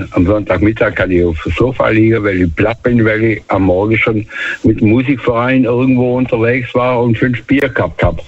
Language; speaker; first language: German; native; German